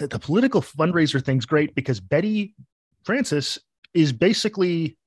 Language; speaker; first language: English; native; English